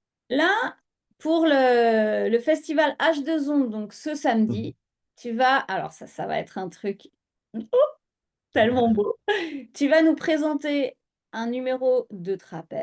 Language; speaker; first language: French; native; French